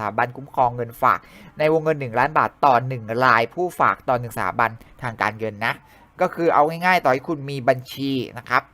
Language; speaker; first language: Thai; native; Thai